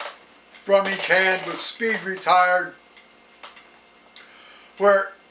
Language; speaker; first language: English; native; English